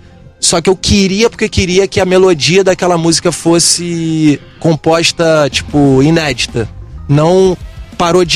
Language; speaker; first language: Portuguese; native; Portuguese